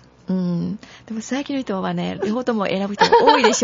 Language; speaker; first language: Japanese; non-native, fluent; Chinese